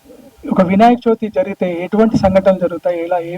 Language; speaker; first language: Telugu; native; Telugu